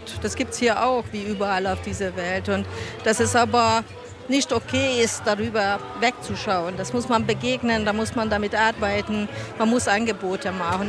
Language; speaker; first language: German; non-native, fluent; Hungarian